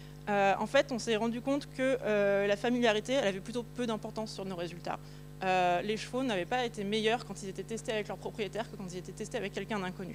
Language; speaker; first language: French; native; French